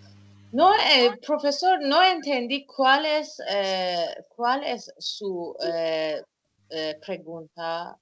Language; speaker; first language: Spanish; non-native, fluent; Persian